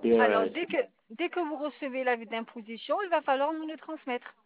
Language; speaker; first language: French; native; French